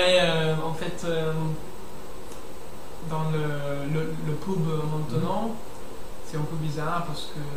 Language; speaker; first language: French; non-native, learner; English